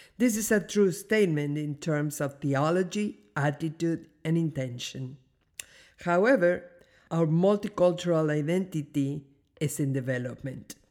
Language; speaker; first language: English; non-native, fluent; Spanish